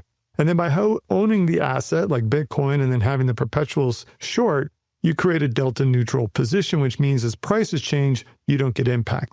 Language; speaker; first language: English; native; English